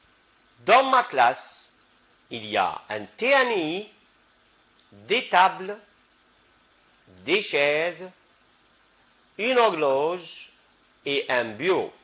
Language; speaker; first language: French; non-native, fluent; Arabic